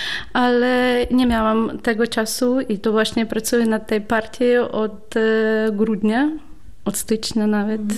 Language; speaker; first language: Polish; non-native, fluent; Ukrainian